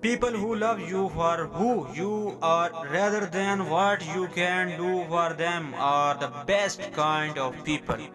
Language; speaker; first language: English; non-native, local second language; Urdu